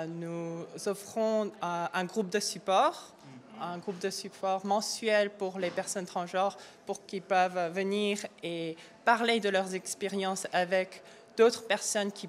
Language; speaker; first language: French; non-native, fluent; Korean